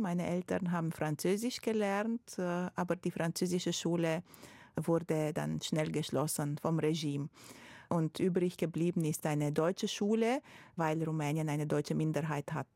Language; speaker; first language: German; non-native, fluent; Romanian